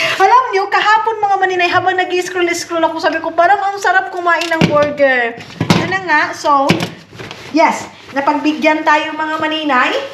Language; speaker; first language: Filipino; non-native, local second language; Cebuano